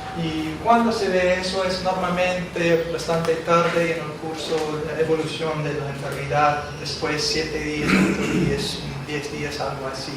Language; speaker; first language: Spanish; non-native, fluent; English